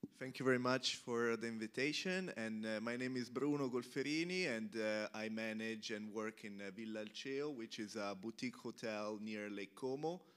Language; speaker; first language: English; non-native, fluent; Italian